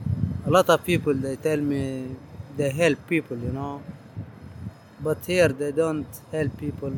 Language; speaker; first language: English; non-native, learner; Arabic